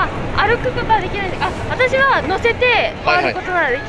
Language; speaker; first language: Japanese; native; Japanese